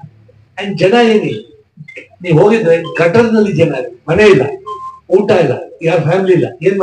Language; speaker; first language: Kannada; non-native, local second language; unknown